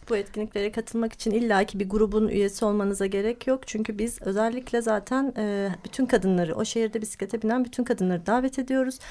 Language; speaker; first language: Turkish; native; Turkish